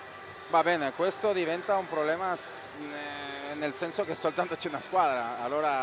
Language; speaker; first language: Italian; non-native, fluent; Spanish